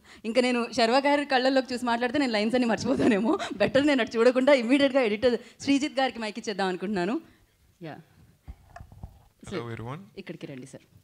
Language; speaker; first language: Telugu; native; Telugu